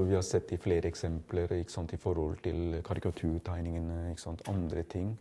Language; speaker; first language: Norwegian; non-native, fluent; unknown